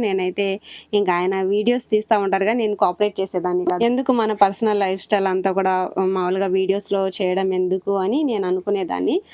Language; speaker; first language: Telugu; non-native, local second language; Lambadi